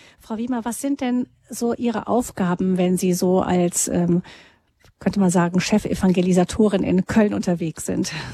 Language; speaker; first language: German; native; German